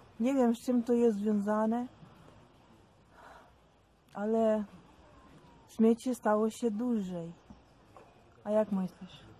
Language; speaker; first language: Polish; non-native, learner; Ukrainian